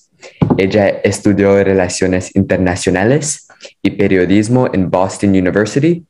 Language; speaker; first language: Spanish; non-native, fluent; English